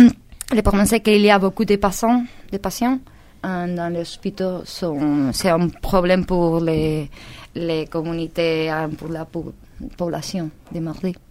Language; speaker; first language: French; non-native, learner; Spanish